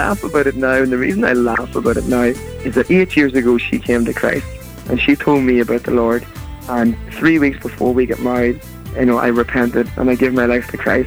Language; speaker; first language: English; native; English